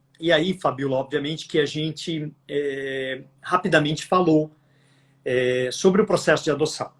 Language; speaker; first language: Portuguese; native; Portuguese